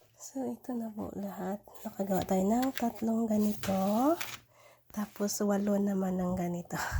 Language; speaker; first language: Filipino; non-native, local second language; Cebuano